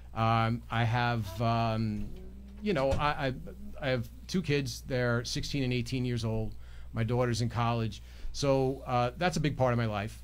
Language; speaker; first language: English; native; English